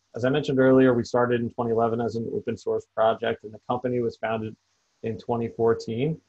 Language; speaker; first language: English; native; English